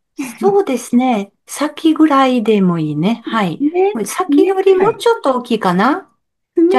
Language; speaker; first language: Japanese; non-native, learner; French